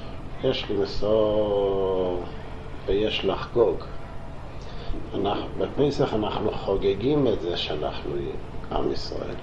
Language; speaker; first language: Hebrew; non-native, local second language; Yiddish